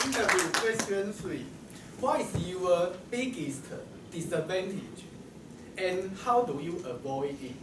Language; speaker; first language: English; non-native, learner; Chinese